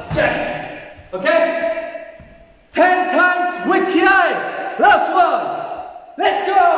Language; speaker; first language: English; non-native, learner; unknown